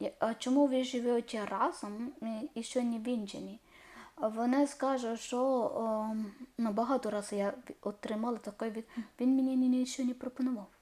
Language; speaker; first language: Ukrainian; non-native, learner; Malayalam